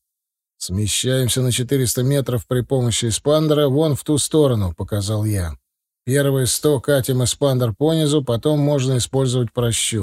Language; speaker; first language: Russian; native; Russian